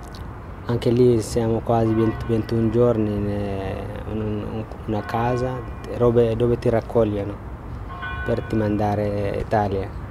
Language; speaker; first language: Italian; non-native, learner; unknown